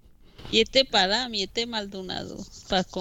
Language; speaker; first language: French; non-native, fluent; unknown